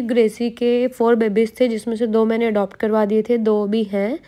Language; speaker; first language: Hindi; native; Hindi